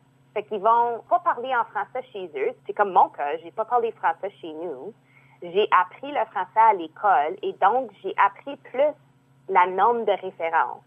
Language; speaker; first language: French; native; French